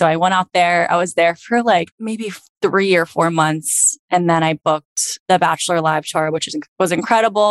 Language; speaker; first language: English; native; English